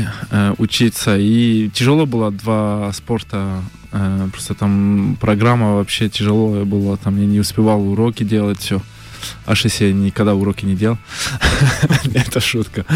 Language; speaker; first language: Russian; early bilingual, heritage; French